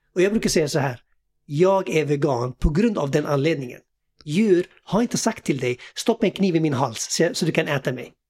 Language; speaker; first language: Swedish; early bilingual, other home language; Assyrian Neo-Aramaic